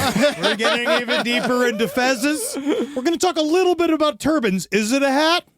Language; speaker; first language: English; native; English